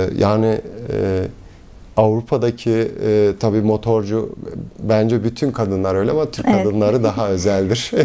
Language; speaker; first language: Turkish; early bilingual, heritage; Turkish